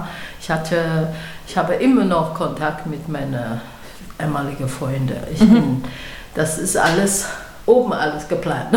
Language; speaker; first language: German; non-native, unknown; Chinese